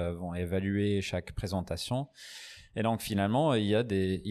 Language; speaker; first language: French; non-native, fluent; English